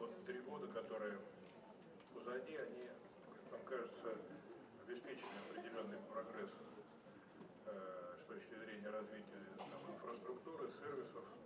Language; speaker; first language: Russian; native; Russian